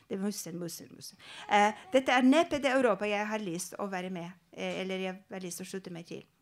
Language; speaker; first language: Norwegian; non-native, fluent; Polish